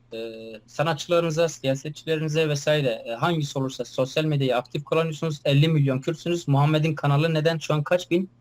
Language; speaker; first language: Turkish; non-native, local second language; Kurdish